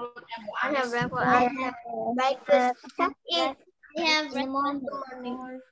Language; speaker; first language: English; non-native, local second language; Indonesian